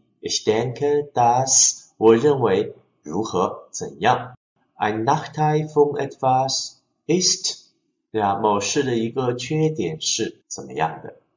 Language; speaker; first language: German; non-native, fluent; Chinese